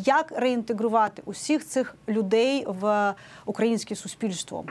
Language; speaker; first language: Ukrainian; native; Ukrainian